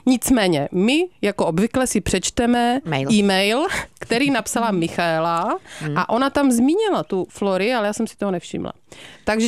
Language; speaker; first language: Czech; native; Czech